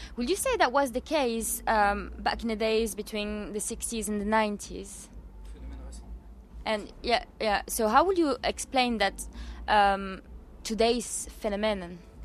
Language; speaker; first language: English; non-native, fluent; French